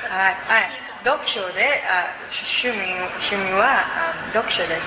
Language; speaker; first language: Japanese; non-native, learner; Cebuano